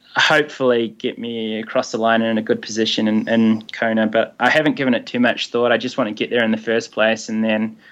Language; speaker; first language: English; native; English